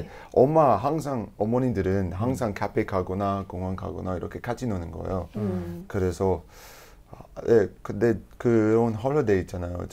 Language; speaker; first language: Korean; non-native, learner; English